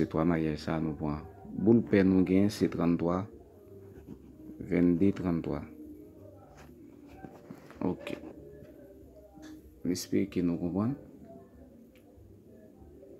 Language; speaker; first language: French; non-native, learner; Haitian Creole